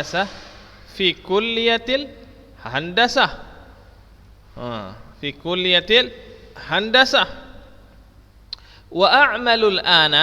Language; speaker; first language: Arabic; non-native, fluent; Indonesian